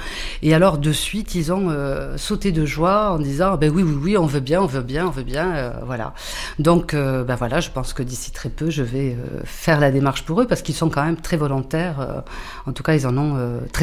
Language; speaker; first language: French; early bilingual, other home language; Spanish